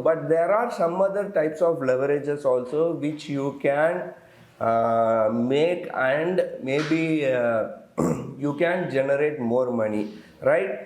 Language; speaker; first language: English; non-native, local second language; Tamil